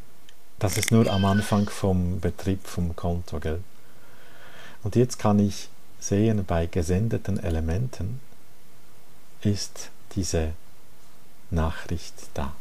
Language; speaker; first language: German; non-native, fluent; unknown